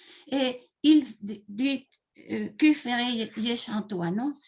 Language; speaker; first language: French; non-native, learner; Spanish